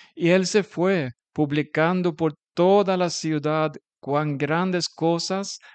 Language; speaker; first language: Spanish; non-native, fluent; Swedish